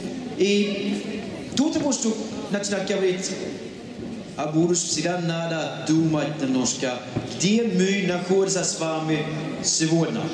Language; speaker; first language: Russian; non-native, fluent; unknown